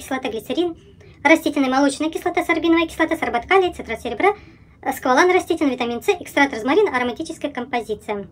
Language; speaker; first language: Russian; native; Russian